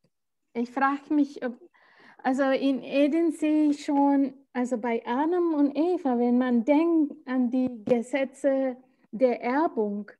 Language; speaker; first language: German; non-native, fluent; Spanish